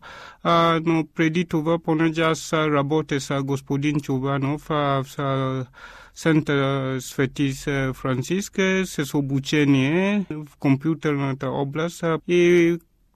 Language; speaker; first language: Bulgarian; non-native, fluent; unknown